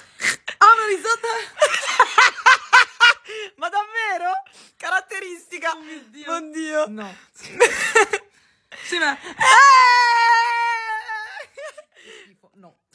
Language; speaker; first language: Italian; early bilingual, other home language; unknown